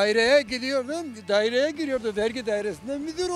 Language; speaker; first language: Turkish; non-native, local second language; Zaza